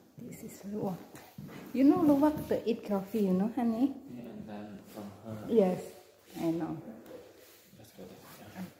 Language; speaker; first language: English; non-native, learner; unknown